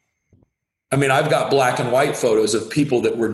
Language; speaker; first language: English; native; English